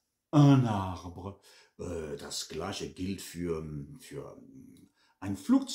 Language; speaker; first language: German; non-native, fluent; French